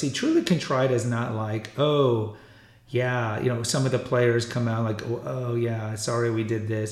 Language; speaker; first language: English; native; English